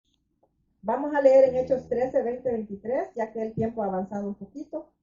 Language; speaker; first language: Spanish; native; Spanish